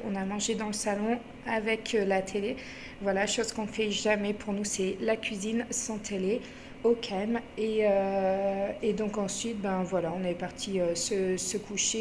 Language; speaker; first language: French; native; French